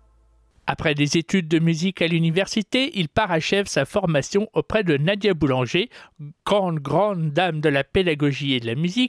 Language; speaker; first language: French; native; French